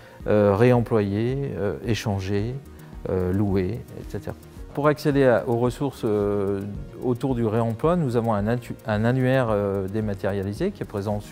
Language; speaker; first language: French; native; French